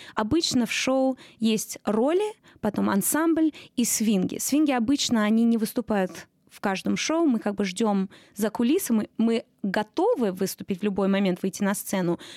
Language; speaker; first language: Russian; early bilingual, heritage; Russian